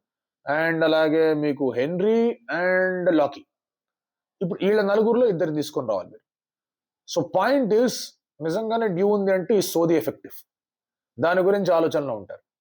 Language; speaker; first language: Telugu; native; Telugu